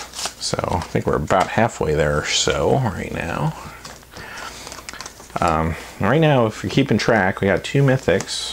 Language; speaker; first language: English; native; English